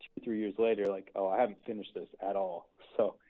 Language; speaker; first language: English; native; English